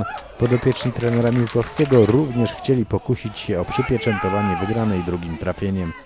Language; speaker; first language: Polish; native; Polish